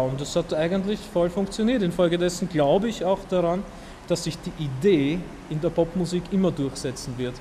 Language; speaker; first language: German; native; German